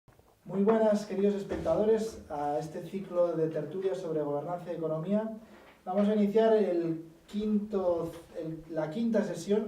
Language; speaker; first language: Spanish; native; Spanish